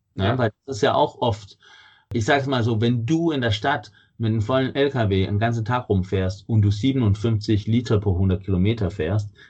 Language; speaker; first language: German; non-native, fluent; Danish